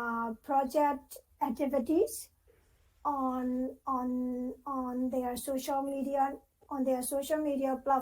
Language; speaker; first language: English; non-native, fluent; Burmese